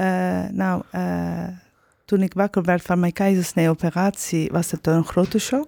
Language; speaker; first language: Dutch; non-native, fluent; Turkish